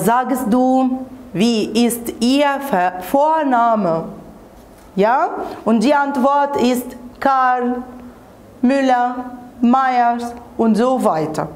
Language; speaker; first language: German; non-native, fluent; Arabic